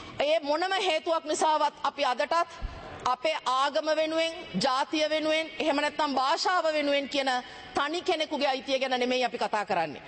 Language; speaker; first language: Sinhala; non-native, local second language; Tamil